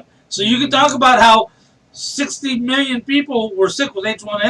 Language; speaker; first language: English; native; English